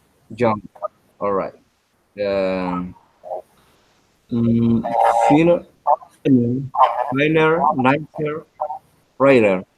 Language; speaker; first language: English; non-native, learner; Spanish